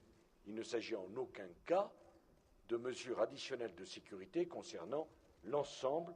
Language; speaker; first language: French; native; French